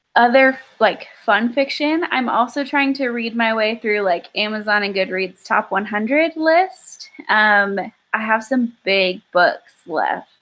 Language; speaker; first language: English; native; English